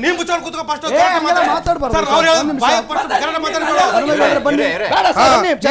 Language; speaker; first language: Kannada; native; Kannada